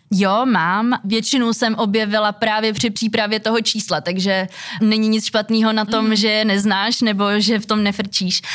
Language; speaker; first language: Czech; native; Czech